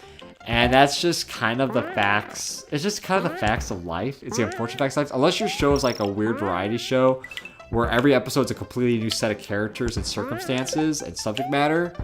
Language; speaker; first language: English; native; English